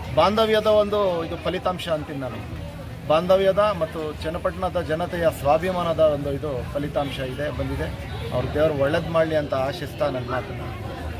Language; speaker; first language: Kannada; non-native, local second language; Urdu